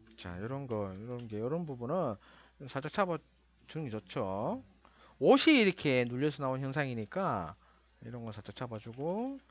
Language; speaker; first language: Korean; native; Korean